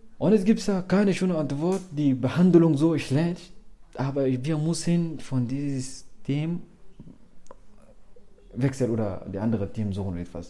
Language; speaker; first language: German; non-native, learner; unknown